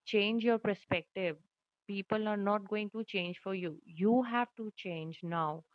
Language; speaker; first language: English; non-native, local second language; Hindi